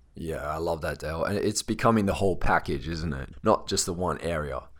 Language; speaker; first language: English; native; English